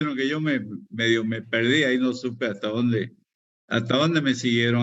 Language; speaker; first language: Spanish; native; Spanish